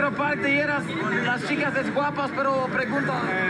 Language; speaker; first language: Spanish; non-native, learner; Portuguese